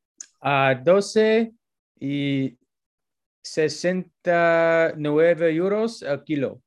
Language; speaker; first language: Spanish; non-native, learner; English